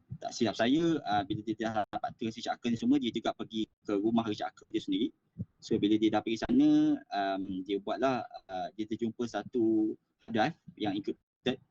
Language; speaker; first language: Malay; native; Malay